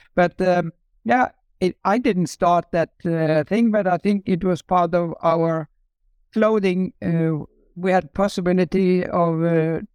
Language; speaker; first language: English; non-native, fluent; Norwegian